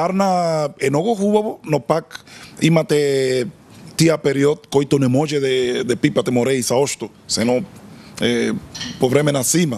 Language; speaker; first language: Bulgarian; non-native, learner; Spanish